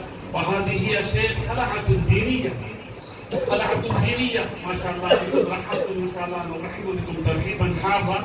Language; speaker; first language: Arabic; non-native, fluent; Urdu